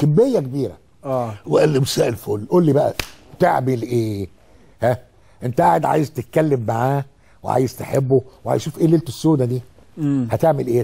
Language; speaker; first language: Arabic; native; Arabic